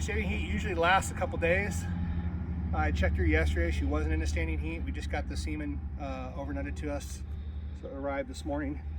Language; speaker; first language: English; native; English